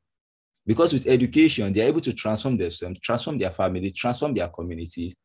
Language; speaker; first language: English; non-native, local second language; Yoruba